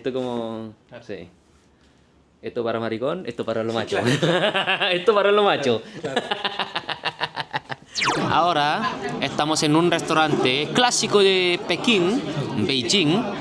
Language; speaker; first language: Spanish; non-native, learner; Indonesian